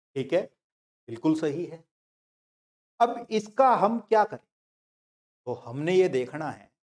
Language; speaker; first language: Hindi; non-native, local second language; Punjabi